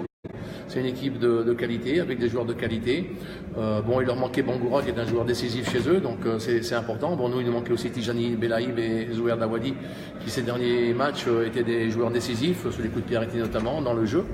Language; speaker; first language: French; native; French